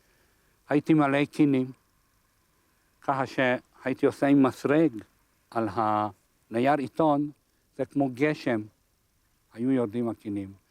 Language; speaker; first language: Hebrew; non-native, fluent; Hungarian